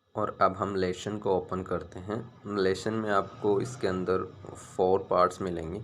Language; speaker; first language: Hindi; native; Hindi